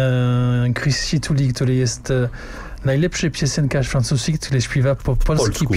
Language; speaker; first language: Polish; non-native, learner; French